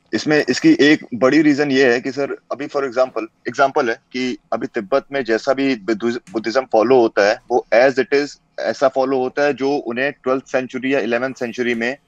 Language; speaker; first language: Hindi; native; Hindi